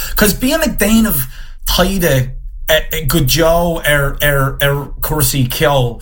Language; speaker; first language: Irish; non-native, local second language; English